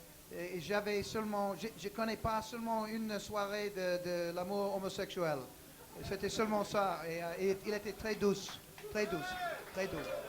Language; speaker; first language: French; non-native, learner; English